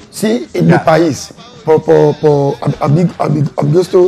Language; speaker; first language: Spanish; non-native, learner; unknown